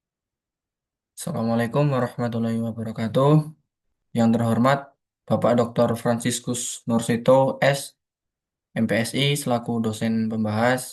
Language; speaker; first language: Indonesian; native; Indonesian